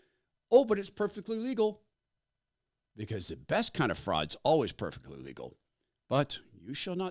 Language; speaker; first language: English; native; English